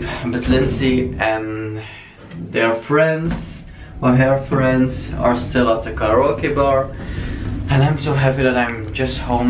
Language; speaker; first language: English; non-native, fluent; Dutch